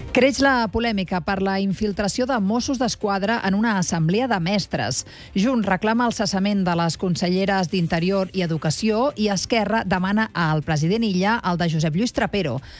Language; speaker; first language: Catalan; native; Catalan